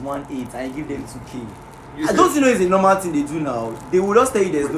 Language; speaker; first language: English; non-native, local second language; Yoruba